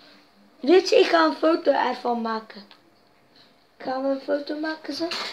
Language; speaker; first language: Dutch; non-native, local second language; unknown